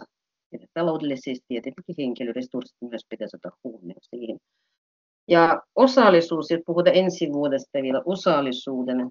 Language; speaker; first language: Finnish; non-native, fluent; Russian